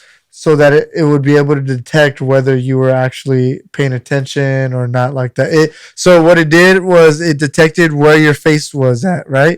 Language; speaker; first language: English; native; English